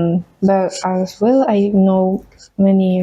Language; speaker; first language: English; non-native, fluent; Spanish